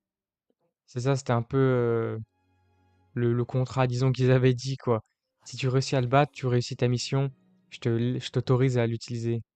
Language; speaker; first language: French; native; French